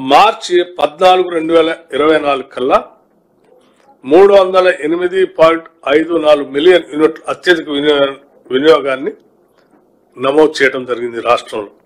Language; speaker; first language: Telugu; native; Telugu